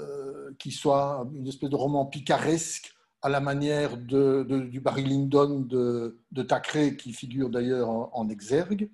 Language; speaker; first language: French; native; French